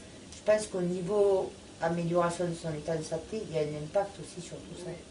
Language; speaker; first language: French; native; French